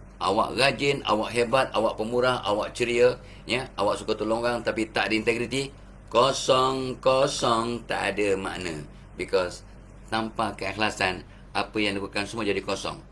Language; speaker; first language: Malay; native; Malay